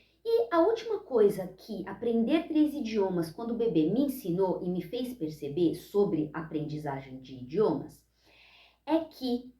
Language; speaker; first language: Portuguese; early bilingual, heritage; Portuguese